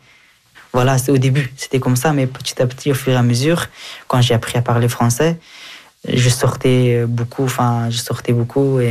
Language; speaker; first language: French; early bilingual, other home language; Persian